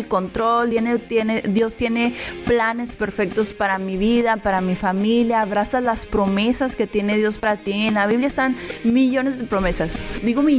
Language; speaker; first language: Spanish; native; Spanish